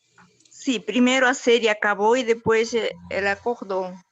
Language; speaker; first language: Portuguese; non-native, learner; Spanish